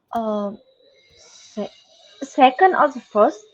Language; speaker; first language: English; non-native, learner; Vietnamese